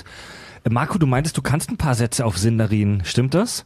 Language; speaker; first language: German; native; German